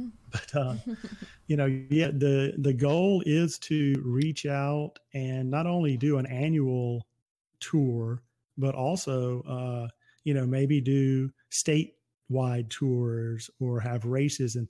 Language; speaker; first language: English; native; English